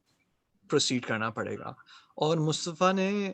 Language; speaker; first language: Urdu; native; Urdu